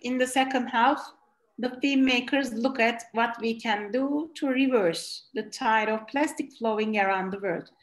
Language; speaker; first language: English; non-native, fluent; Turkish